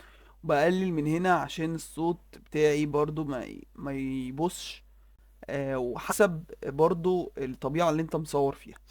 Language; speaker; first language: Arabic; native; Arabic